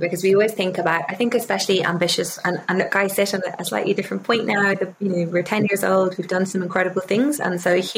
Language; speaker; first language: English; native; English